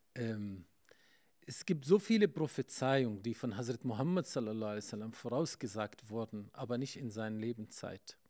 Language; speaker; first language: German; non-native, fluent; Arabic